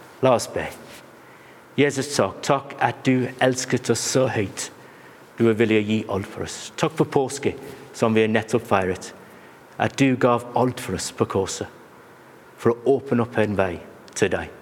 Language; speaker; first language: Norwegian; non-native, fluent; English